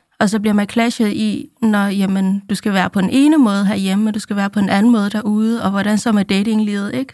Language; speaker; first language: Danish; early bilingual, other home language; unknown